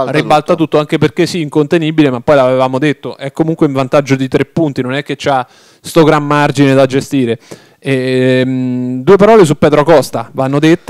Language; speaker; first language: Italian; native; Italian